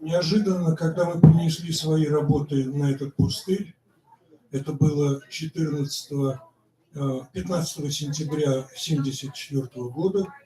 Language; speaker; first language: Russian; native; Russian